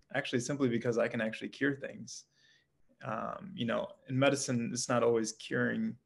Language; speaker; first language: English; native; English